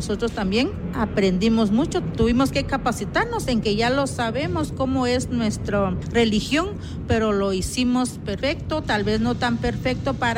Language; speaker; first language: Spanish; non-native, local second language; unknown